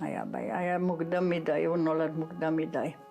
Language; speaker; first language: Hebrew; non-native, fluent; Czech